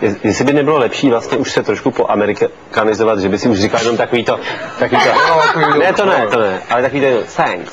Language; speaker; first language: Czech; native; Czech